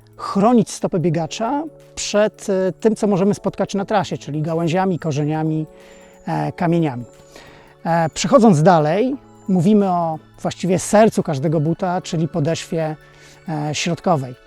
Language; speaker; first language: Polish; native; Polish